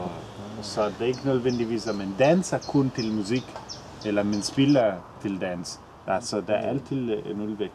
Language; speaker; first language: Danish; non-native, fluent; Spanish